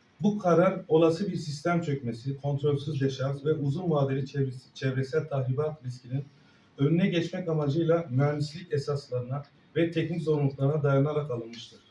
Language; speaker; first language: Turkish; native; Turkish